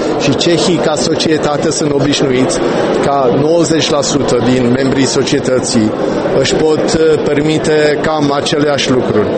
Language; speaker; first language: Romanian; non-native, fluent; Czech